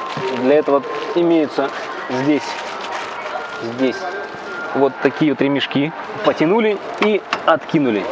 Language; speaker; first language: Russian; native; Russian